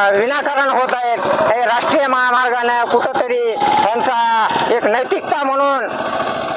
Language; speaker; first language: Marathi; native; Marathi